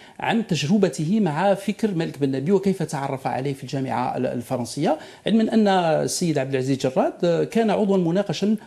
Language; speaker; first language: Arabic; native; Arabic